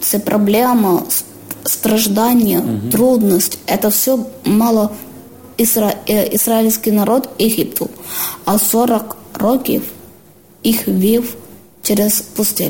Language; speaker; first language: Ukrainian; non-native, learner; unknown